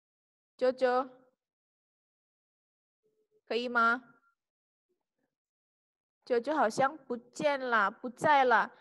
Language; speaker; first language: Chinese; non-native, fluent; Indonesian